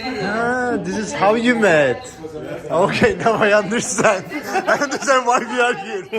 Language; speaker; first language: English; non-native, learner; Turkish